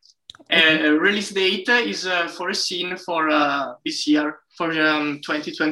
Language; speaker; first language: English; non-native, learner; Italian